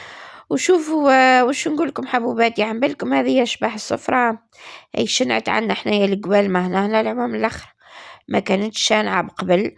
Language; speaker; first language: Arabic; native; Arabic